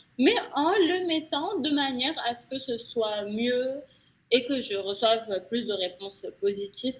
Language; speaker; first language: French; non-native, local second language; Arabic